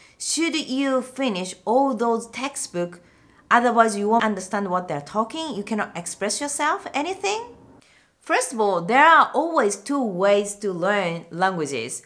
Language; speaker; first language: English; non-native, fluent; Japanese